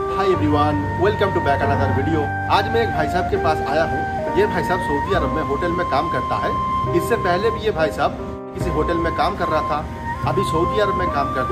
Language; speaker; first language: Hindi; non-native, local second language; Bangla